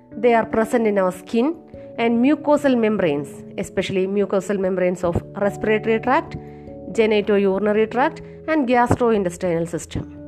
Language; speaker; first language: English; non-native, local second language; Malayalam